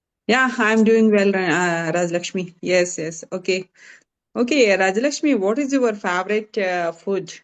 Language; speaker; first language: English; non-native, learner; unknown